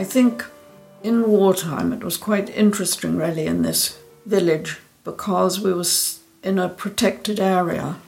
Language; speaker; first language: English; native; English